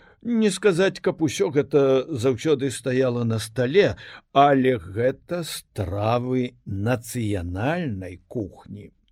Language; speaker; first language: Belarusian; non-native, local second language; Russian